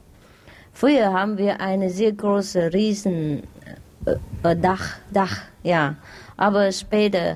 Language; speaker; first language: German; non-native, learner; Vietnamese